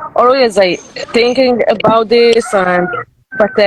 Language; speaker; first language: English; non-native, learner; Hebrew